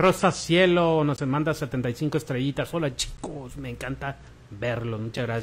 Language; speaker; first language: Spanish; native; Spanish